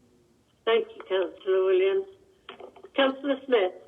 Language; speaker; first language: English; native; English